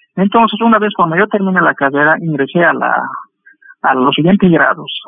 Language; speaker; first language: Spanish; native; Spanish